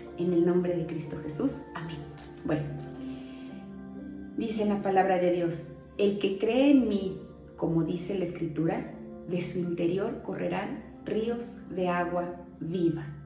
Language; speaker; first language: Spanish; native; Spanish